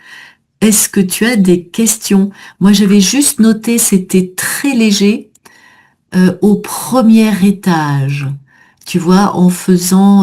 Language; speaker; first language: French; native; French